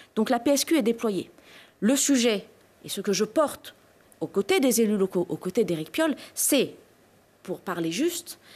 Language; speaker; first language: French; native; French